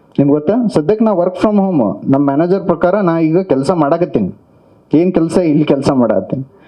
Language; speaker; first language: Kannada; native; Kannada